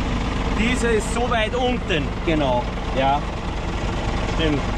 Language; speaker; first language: German; native; German